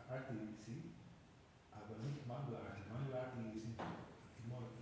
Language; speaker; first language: German; non-native, learner; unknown